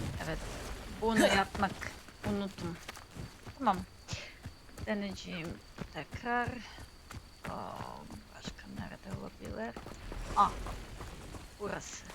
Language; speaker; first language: Turkish; non-native, learner; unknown